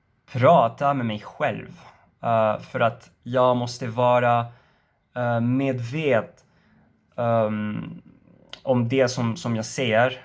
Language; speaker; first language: Swedish; non-native, learner; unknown